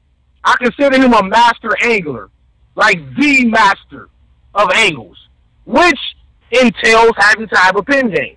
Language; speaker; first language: English; native; English